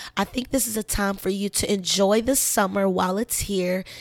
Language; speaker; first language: English; native; English